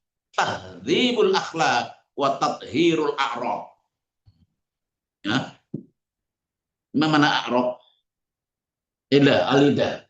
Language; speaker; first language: Arabic; non-native, fluent; Indonesian